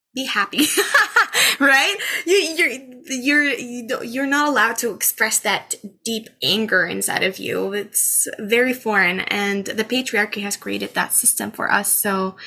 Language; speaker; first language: English; non-native, fluent; Arabic